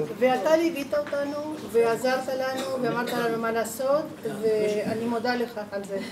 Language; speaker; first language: Hebrew; non-native, fluent; Spanish